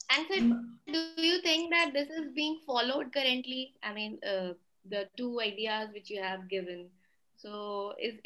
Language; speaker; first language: English; non-native, local second language; Hindi